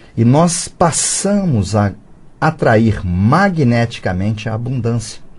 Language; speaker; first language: Portuguese; native; Portuguese